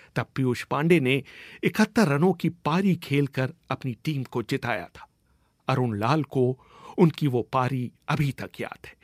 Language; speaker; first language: Hindi; native; Hindi